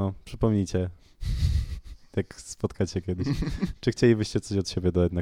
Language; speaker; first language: Polish; native; Polish